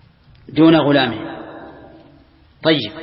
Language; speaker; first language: Arabic; native; Arabic